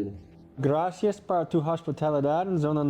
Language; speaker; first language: Spanish; non-native, learner; English